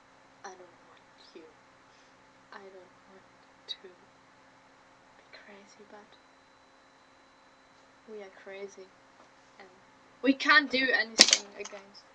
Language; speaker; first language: English; non-native, learner; German